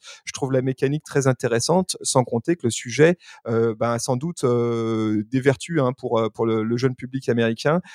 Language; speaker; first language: French; native; French